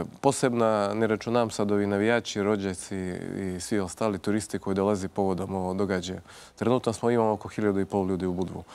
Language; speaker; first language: Croatian; non-native, fluent; Russian